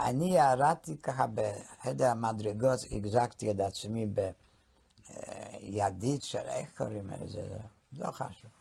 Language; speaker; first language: Hebrew; non-native, fluent; Polish